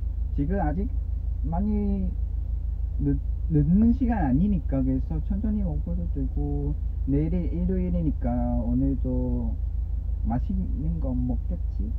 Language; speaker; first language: Korean; non-native, fluent; Vietnamese